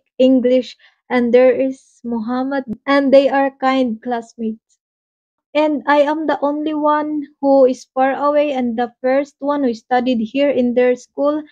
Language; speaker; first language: English; non-native, local second language; Waray